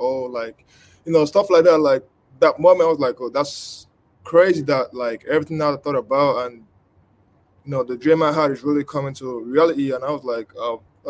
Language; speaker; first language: English; non-native, local second language; Igbo